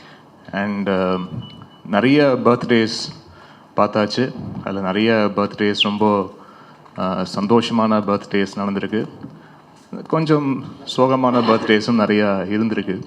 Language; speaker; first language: Tamil; native; Tamil